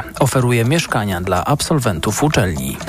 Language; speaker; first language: Polish; native; Polish